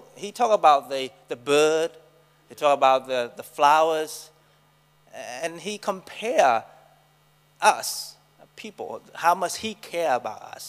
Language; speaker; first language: English; non-native, fluent; Vietnamese